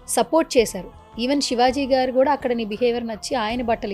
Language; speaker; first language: Telugu; native; Telugu